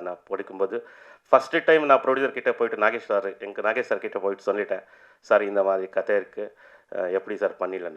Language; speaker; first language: Tamil; non-native, fluent; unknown